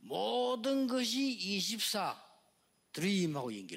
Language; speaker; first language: Korean; native; Korean